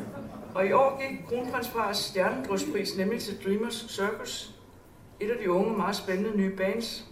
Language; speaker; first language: Danish; native; Danish